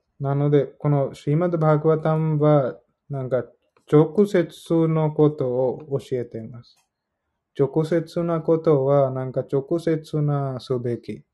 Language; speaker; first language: Japanese; non-native, learner; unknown